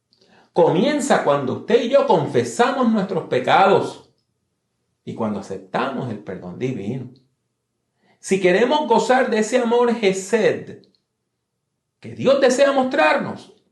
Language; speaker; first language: Spanish; native; Spanish